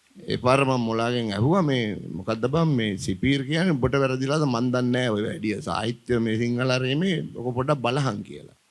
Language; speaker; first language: Sinhala; native; Sinhala